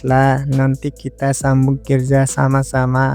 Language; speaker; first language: Indonesian; non-native, learner; Nepali